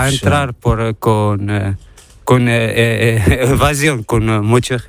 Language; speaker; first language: Spanish; non-native, learner; Arabic